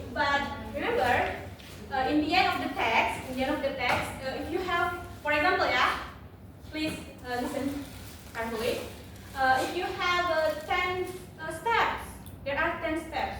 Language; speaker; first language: English; non-native, learner; Indonesian